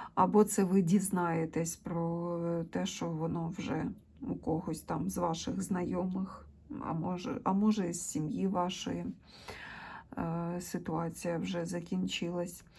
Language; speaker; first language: Ukrainian; non-native, local second language; Russian